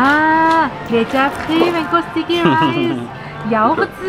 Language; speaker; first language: French; non-native, learner; Thai